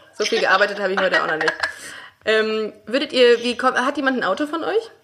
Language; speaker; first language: German; native; German